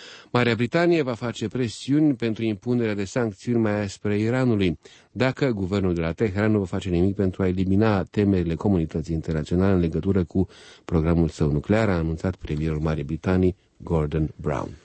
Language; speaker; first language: Romanian; native; Romanian